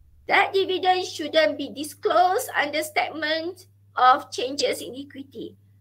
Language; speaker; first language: English; non-native, local second language; Malay